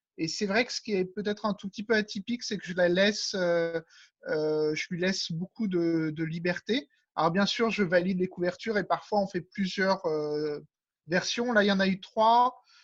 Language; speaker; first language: French; native; French